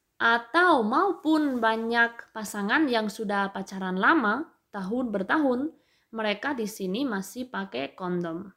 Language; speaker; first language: Indonesian; non-native, fluent; Spanish